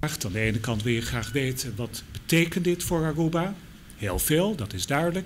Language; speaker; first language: Dutch; native; Dutch